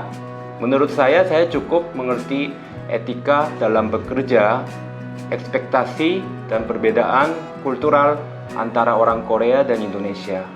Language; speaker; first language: Indonesian; non-native, fluent; Korean